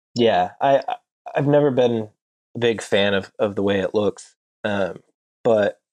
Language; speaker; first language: English; native; English